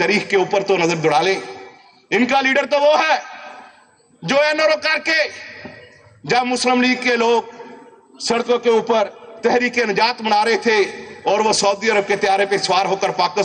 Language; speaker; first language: Urdu; non-native, local second language; Punjabi